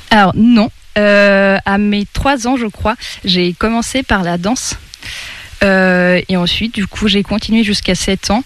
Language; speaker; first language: French; non-native, fluent; Russian